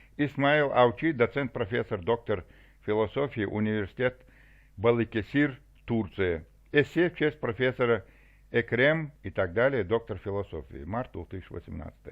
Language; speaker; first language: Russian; non-native, local second language; Chechen